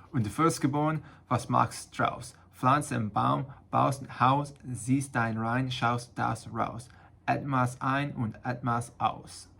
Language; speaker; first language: German; non-native, learner; English